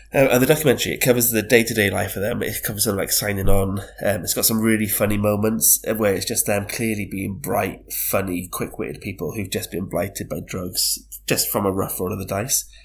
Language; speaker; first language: English; native; English